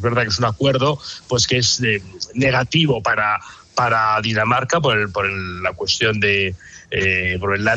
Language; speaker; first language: Spanish; native; Spanish